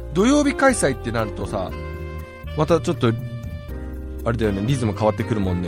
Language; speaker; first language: Japanese; native; Japanese